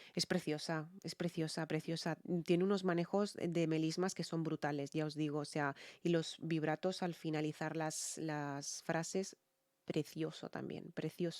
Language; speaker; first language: Spanish; native; Spanish